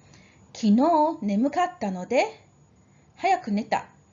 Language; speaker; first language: Japanese; non-native, fluent; English